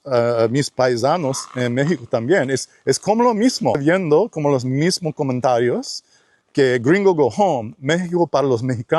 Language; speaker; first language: Spanish; non-native, learner; English